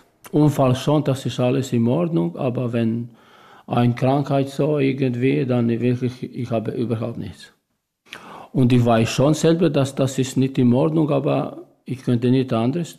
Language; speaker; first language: German; non-native, learner; Albanian